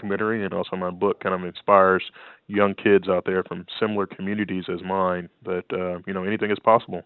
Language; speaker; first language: English; native; English